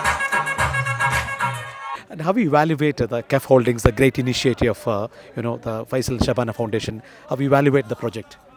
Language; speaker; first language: English; non-native, local second language; Malayalam